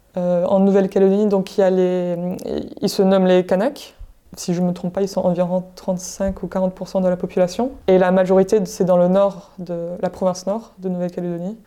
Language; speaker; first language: French; non-native, local second language; English